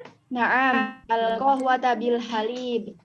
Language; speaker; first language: Arabic; non-native, learner; Indonesian